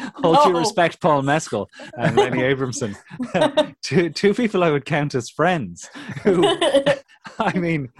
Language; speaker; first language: English; native; English